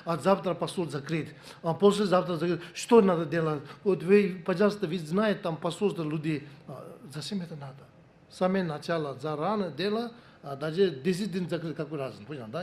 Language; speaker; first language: Russian; non-native, learner; Tibetan